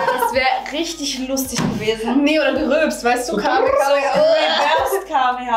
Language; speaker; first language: German; native; German